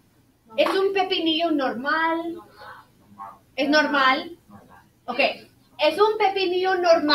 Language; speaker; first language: Spanish; non-native, fluent; English